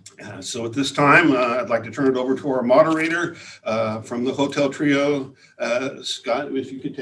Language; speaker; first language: English; native; English